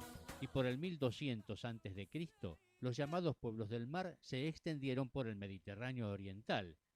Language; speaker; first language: Spanish; native; Spanish